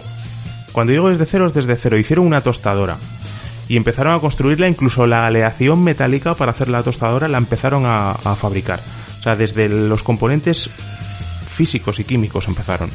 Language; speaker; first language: Spanish; native; Spanish